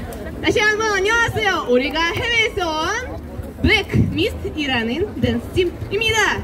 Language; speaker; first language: Korean; non-native, fluent; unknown